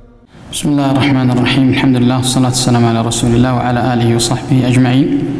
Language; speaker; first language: Arabic; native; Arabic